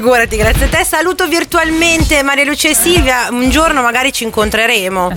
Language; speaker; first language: Italian; native; Italian